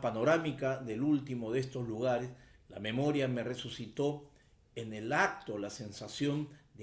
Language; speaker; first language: Spanish; native; Spanish